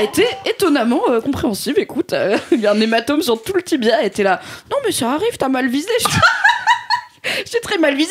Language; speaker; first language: French; native; French